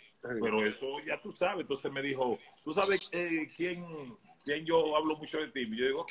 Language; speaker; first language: Spanish; native; Spanish